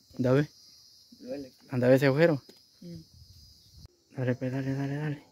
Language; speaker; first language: Spanish; native; Spanish